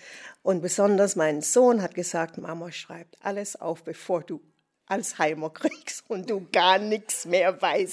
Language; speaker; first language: German; non-native, fluent; English